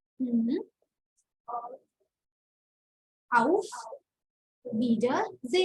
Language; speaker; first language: German; non-native, fluent; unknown